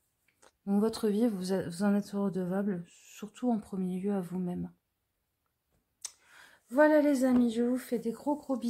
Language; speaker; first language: French; native; French